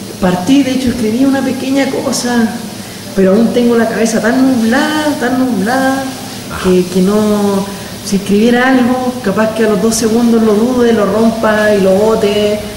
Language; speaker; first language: Spanish; native; Spanish